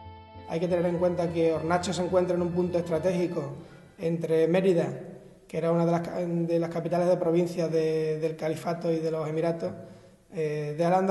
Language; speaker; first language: Spanish; native; Spanish